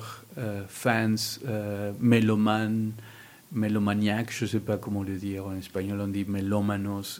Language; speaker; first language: French; non-native, learner; Spanish